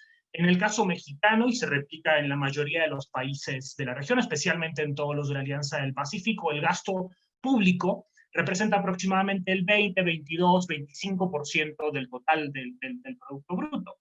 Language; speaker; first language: Spanish; native; Spanish